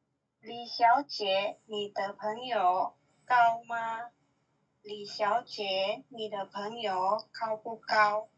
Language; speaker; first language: Chinese; non-native, learner; Indonesian